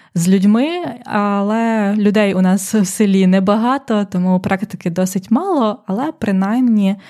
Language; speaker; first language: Ukrainian; native; Ukrainian